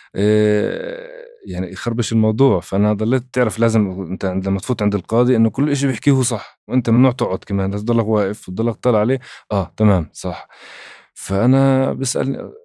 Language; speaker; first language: Arabic; native; Arabic